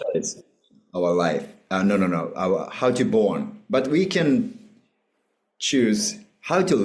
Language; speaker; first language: English; non-native, learner; Japanese